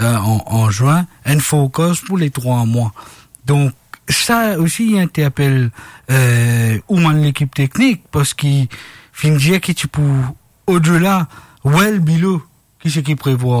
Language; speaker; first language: French; non-native, local second language; Morisyen